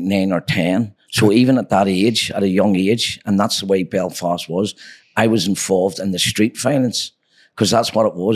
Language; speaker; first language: English; native; English